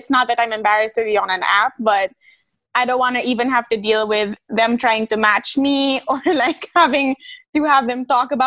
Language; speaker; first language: English; non-native, local second language; Filipino